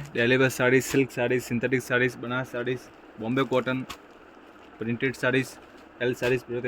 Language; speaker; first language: Kannada; non-native, local second language; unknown